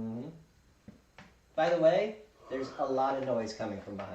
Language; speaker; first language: English; native; English